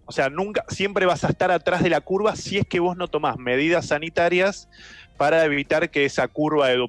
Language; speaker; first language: Spanish; native; Spanish